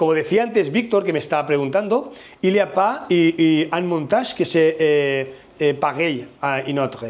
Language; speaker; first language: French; non-native, learner; Spanish